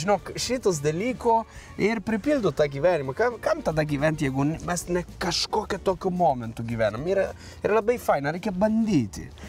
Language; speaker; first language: Lithuanian; non-native, fluent; Italian